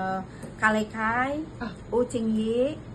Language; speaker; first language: Cantonese; non-native, learner; Indonesian